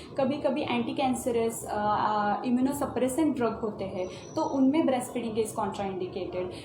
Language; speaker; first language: Hindi; non-native, local second language; Marathi